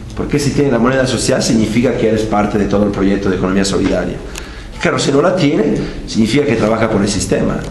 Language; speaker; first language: Spanish; non-native, fluent; Italian